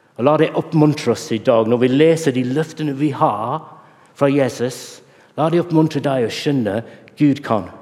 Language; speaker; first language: Norwegian; non-native, fluent; English